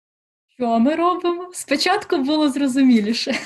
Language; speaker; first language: Ukrainian; native; Ukrainian